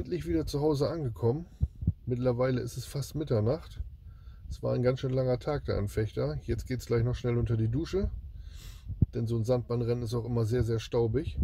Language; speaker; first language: German; native; German